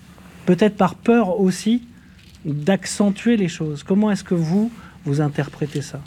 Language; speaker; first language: French; native; French